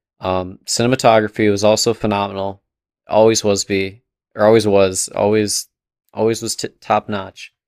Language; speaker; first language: English; native; English